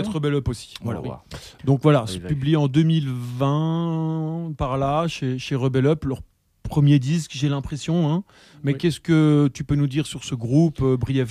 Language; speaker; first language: French; native; French